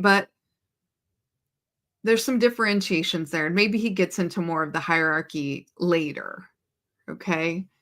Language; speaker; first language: English; native; English